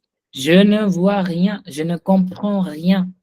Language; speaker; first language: French; non-native, fluent; Hindi